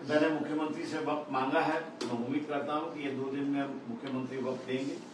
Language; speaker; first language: Hindi; non-native, local second language; Marathi